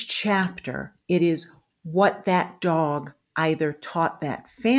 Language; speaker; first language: English; native; English